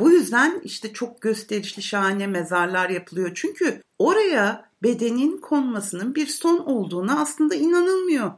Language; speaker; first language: Turkish; native; Turkish